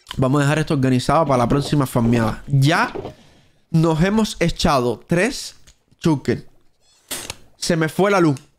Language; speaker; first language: Spanish; native; Spanish